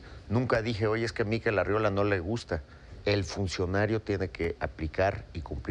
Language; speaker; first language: Spanish; native; Spanish